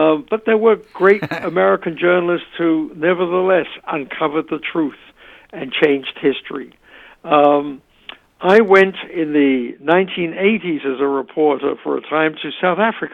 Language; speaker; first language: English; native; English